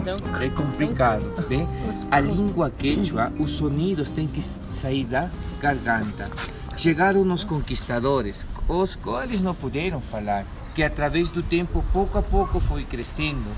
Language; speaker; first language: Portuguese; non-native, learner; Spanish